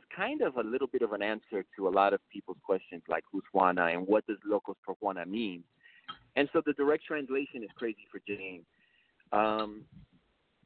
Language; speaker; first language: English; early bilingual, other home language; Spanish